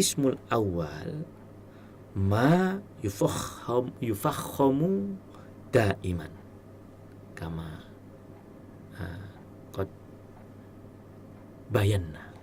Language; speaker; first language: Arabic; non-native, fluent; Indonesian